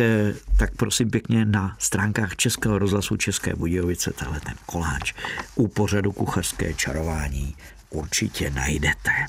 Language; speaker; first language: Czech; native; Czech